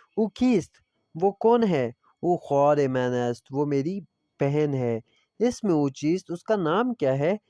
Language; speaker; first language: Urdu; non-native, local second language; Punjabi